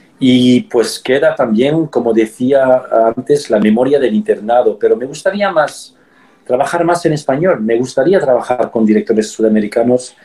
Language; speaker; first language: Spanish; early bilingual, heritage; Spanish